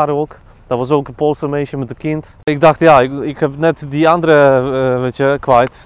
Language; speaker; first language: Dutch; non-native, learner; Polish